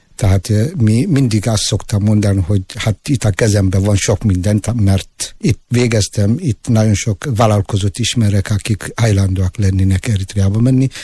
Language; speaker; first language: Hungarian; non-native, fluent; Tigrinya